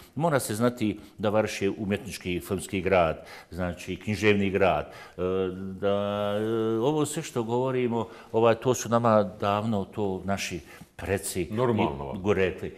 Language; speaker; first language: Bosnian; native; Bosnian